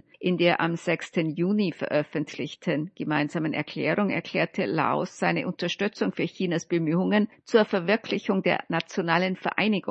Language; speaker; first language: German; native; German